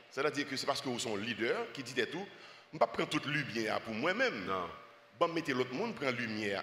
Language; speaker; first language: French; non-native, local second language; Haitian Creole